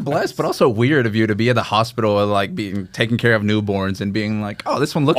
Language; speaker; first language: English; native; English